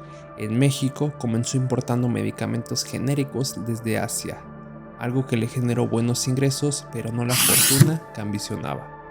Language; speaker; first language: Spanish; native; Spanish